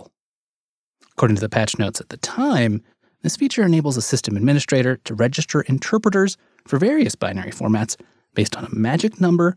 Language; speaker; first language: English; native; English